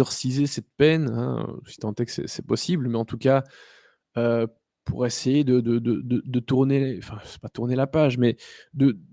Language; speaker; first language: French; native; French